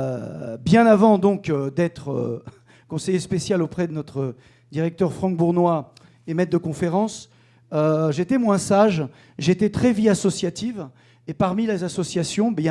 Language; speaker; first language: French; native; French